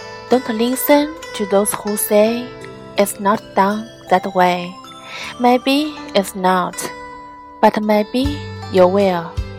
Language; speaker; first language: English; non-native, learner; Chinese